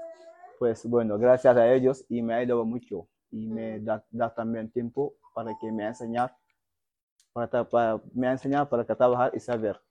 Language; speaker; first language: Spanish; non-native, learner; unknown